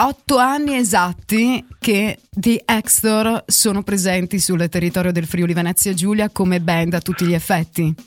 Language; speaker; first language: Italian; native; Italian